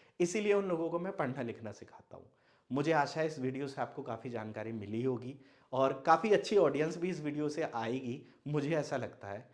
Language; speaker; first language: Hindi; non-native, local second language; Maithili